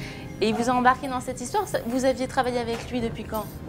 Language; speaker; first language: French; native; French